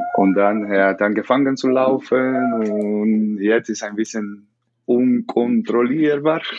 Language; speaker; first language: German; non-native, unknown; Spanish